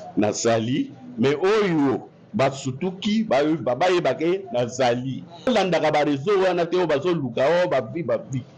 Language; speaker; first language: Lingala; non-native, local second language; Kituba (Democratic Republic of Congo)